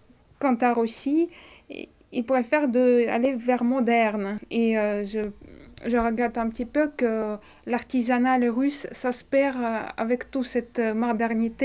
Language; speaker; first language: French; non-native, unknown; Russian